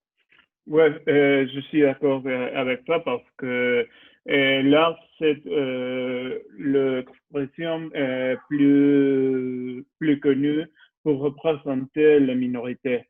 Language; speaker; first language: French; non-native, learner; Spanish